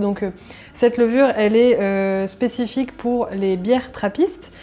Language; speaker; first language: French; native; French